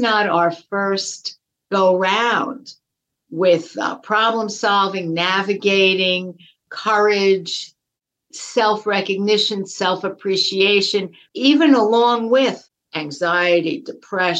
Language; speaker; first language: English; native; English